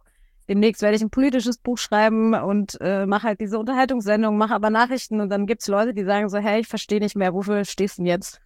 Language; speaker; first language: German; native; German